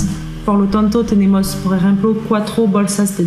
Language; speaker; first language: Spanish; non-native, learner; French